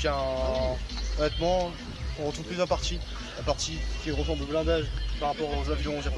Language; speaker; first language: French; native; French